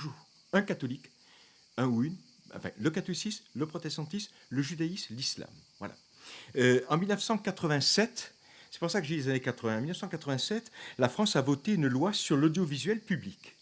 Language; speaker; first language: French; native; French